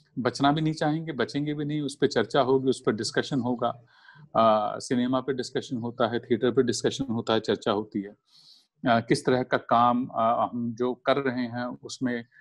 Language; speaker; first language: Hindi; native; Hindi